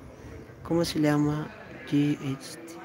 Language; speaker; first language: Spanish; non-native, learner; Iloko